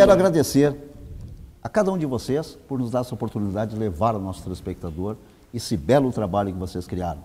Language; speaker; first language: Portuguese; native; Portuguese